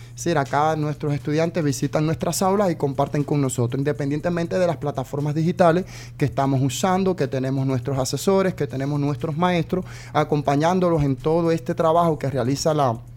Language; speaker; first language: Spanish; native; Spanish